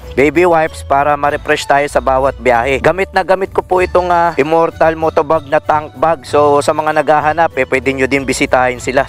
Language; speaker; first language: Filipino; native; Filipino